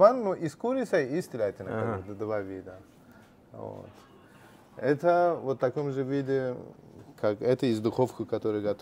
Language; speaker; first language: Russian; non-native, learner; Turkish